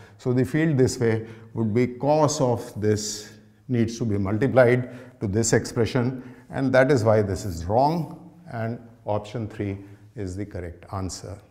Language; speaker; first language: English; non-native, local second language; Hindi